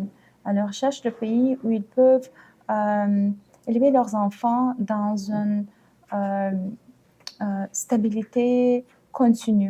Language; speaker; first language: French; non-native, fluent; Ukrainian